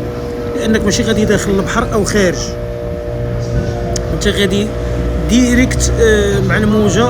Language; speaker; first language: Arabic; native; Arabic